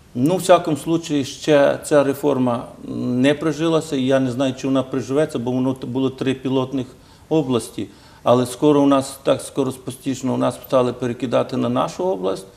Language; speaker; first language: Ukrainian; native; Ukrainian